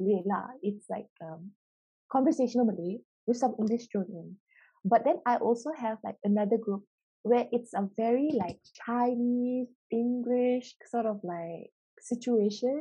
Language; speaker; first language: English; native; English